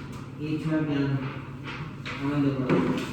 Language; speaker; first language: English; non-native, learner; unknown